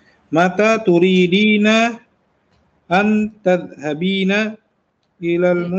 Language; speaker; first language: Arabic; non-native, learner; Indonesian